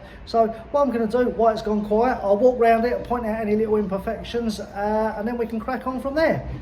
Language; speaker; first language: English; native; English